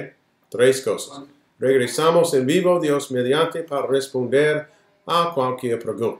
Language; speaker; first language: Spanish; non-native, fluent; English